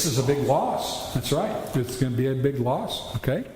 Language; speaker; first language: English; native; English